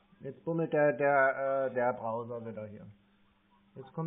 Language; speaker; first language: German; native; German